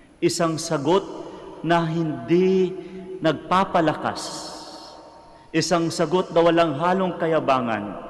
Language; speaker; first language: Filipino; non-native, local second language; Cebuano